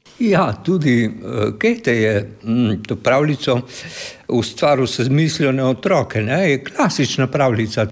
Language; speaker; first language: Slovenian; native; Slovenian